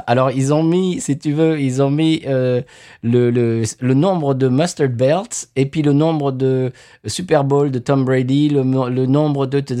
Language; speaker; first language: French; native; French